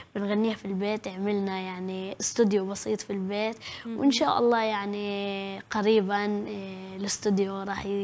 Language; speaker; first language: Arabic; native; Arabic